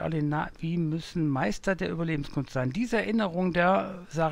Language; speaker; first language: German; native; German